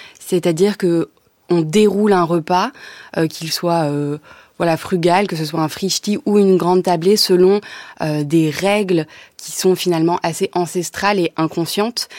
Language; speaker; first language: French; native; French